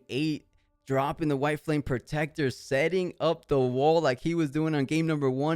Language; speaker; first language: English; native; English